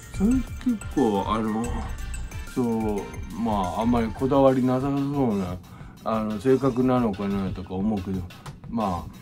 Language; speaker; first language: Japanese; native; Japanese